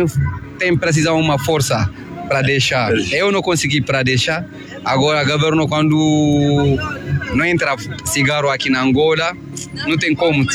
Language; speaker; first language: Portuguese; non-native, learner; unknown